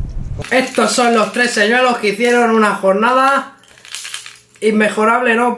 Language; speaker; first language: Spanish; native; Spanish